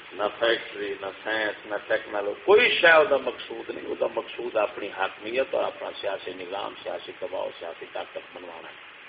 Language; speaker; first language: Urdu; non-native, local second language; Punjabi